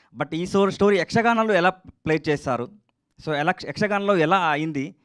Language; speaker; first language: Telugu; non-native, learner; Kannada